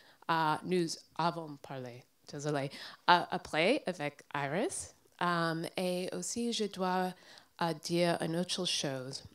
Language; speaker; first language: French; non-native, learner; English